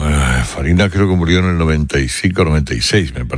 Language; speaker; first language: Spanish; native; Spanish